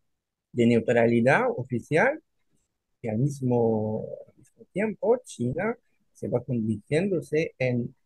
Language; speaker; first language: Spanish; non-native, fluent; French